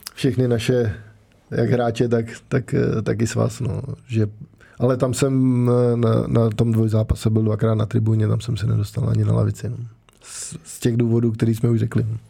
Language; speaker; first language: Czech; native; Czech